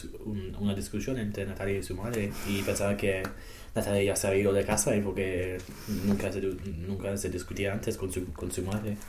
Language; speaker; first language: Spanish; non-native, learner; English